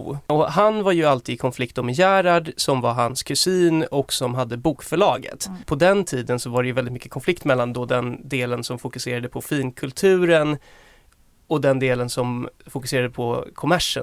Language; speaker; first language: Swedish; native; Swedish